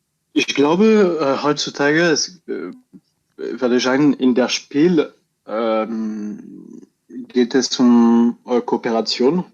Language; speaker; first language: German; non-native, fluent; French